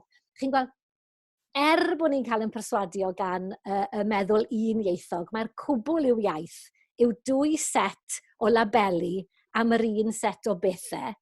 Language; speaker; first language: Welsh; native; Welsh